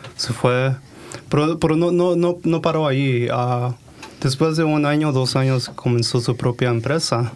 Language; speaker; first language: Spanish; early bilingual, heritage; Spanish